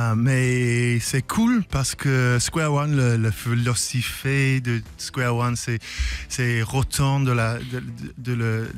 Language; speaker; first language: French; non-native, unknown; English